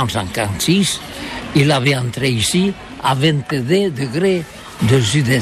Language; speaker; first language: French; non-native, learner; Catalan